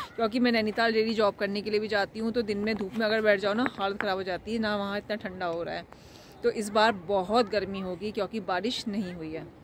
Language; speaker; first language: Hindi; native; Hindi